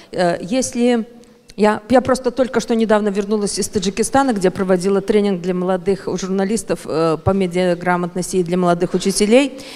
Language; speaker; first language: Russian; native; Russian